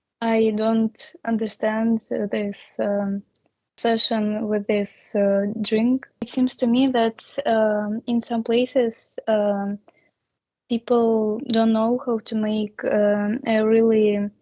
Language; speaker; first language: English; non-native, learner; Russian